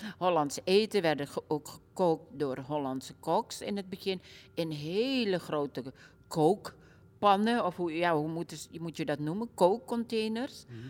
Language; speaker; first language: Dutch; early bilingual, other home language; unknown